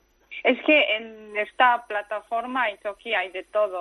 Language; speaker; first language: Spanish; non-native, fluent; Korean